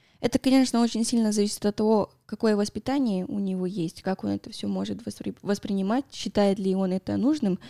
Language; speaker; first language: Russian; non-native, fluent; Spanish